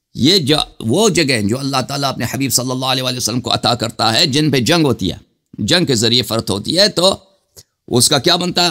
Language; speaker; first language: Urdu; non-native, fluent; Persian